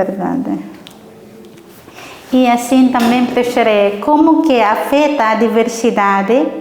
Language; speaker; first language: Portuguese; non-native, learner; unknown